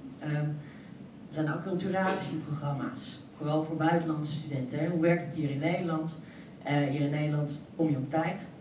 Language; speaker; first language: Dutch; early bilingual, other home language; French